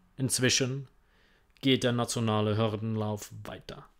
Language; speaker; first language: German; native; German